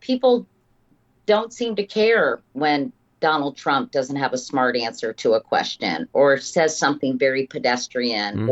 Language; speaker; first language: English; native; English